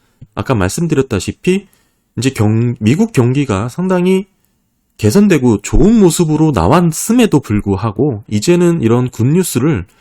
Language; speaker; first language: Korean; native; Korean